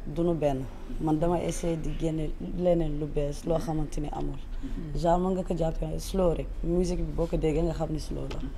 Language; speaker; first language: Wolof; non-native, local second language; Arabic